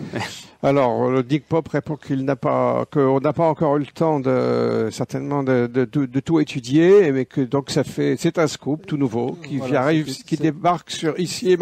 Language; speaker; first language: French; native; French